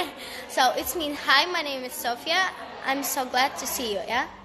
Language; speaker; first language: English; non-native, learner; Russian